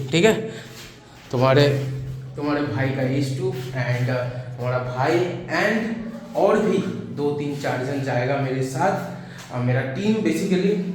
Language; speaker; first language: Hindi; non-native, local second language; Bangla